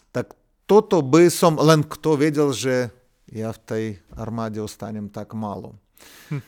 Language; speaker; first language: Slovak; non-native, fluent; Russian